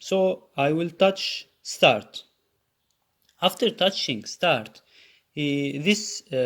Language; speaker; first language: English; non-native, learner; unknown